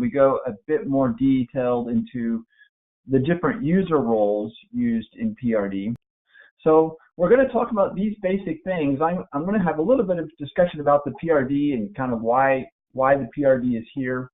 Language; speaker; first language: English; native; English